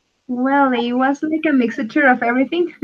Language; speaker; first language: English; non-native, fluent; Spanish